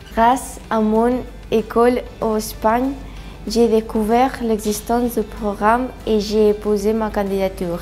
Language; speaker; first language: French; non-native, fluent; Spanish